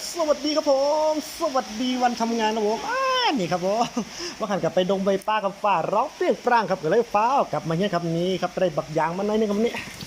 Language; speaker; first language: Thai; native; Thai